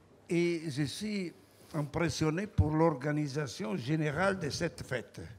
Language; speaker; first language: French; non-native, fluent; Italian